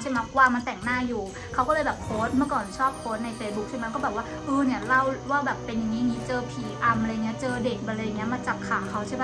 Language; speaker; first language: Thai; native; Thai